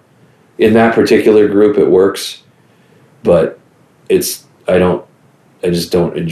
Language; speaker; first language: English; native; English